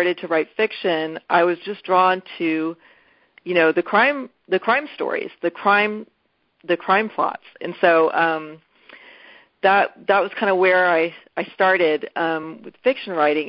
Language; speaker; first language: English; native; English